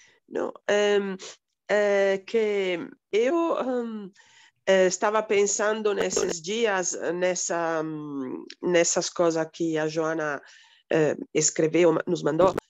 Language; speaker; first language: Portuguese; non-native, fluent; Italian